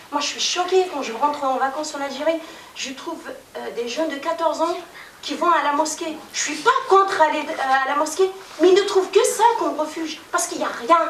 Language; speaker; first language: French; non-native, local second language; Kabyle